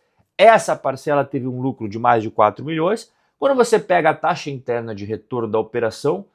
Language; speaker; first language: Portuguese; native; Portuguese